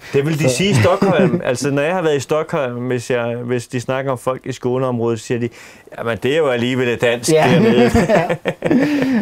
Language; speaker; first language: Danish; native; Danish